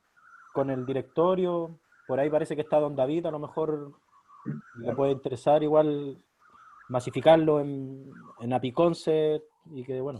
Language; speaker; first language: Spanish; native; Spanish